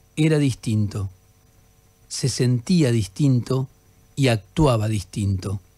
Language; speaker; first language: Spanish; native; Spanish